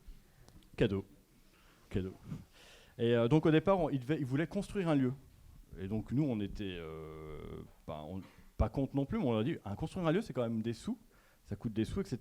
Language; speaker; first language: French; native; French